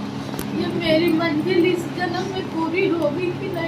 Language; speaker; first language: Hindi; native; Hindi